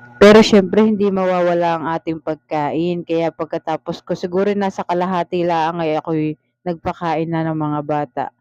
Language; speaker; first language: Filipino; native; Filipino